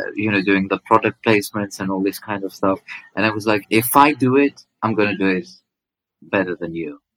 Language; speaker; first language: English; non-native, fluent; Greek